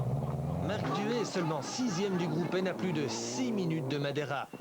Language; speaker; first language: French; native; French